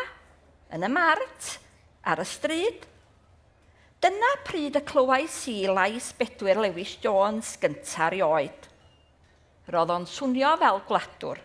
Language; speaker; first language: Welsh; native; Welsh